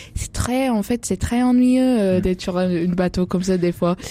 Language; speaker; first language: French; non-native, fluent; English